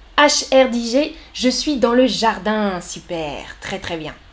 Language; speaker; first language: French; native; French